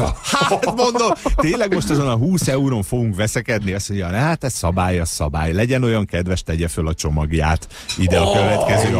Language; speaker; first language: Hungarian; native; Hungarian